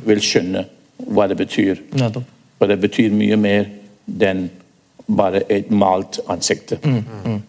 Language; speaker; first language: Norwegian; non-native, fluent; English